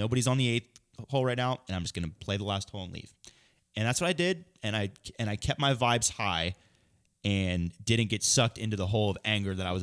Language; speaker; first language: English; native; English